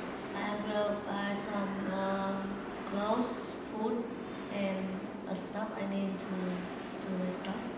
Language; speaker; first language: English; non-native, learner; Vietnamese